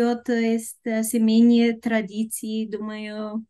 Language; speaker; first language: Russian; non-native, learner; Bulgarian